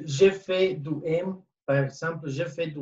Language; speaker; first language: French; non-native, learner; Spanish